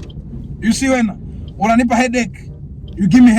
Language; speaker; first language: English; non-native, local second language; Swahili